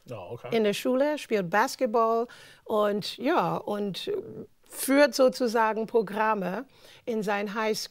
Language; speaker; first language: German; non-native, fluent; English